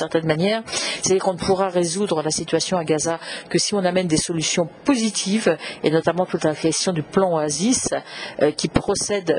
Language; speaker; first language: French; native; French